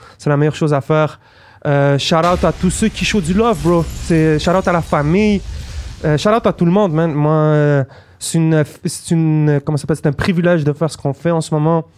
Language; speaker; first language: French; native; French